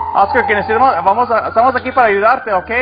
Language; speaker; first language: Spanish; early bilingual, heritage; Spanish